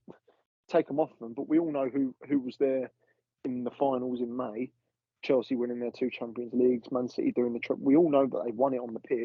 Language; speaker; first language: English; native; English